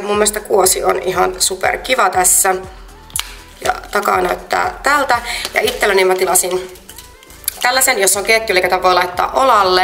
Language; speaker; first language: Finnish; native; Finnish